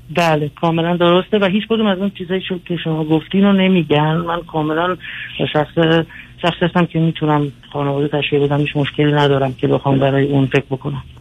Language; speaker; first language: Persian; early bilingual, other home language; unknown